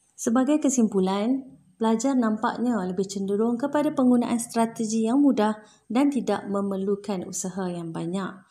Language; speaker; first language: Malay; native; Malay